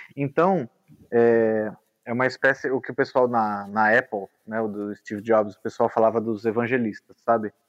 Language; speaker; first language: Portuguese; native; Portuguese